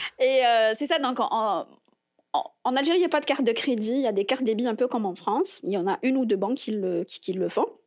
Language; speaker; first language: French; non-native, local second language; Arabic